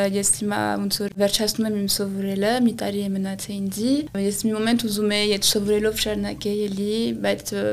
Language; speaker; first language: Armenian; early bilingual, heritage; Armenian